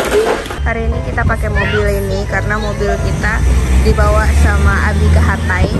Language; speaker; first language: Indonesian; native; Indonesian